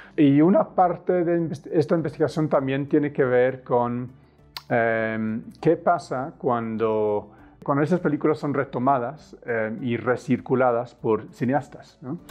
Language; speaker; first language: Spanish; non-native, fluent; English